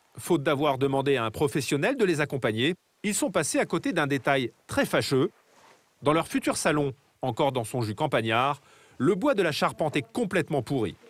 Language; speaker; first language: French; native; French